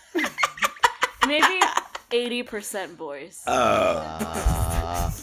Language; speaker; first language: English; native; English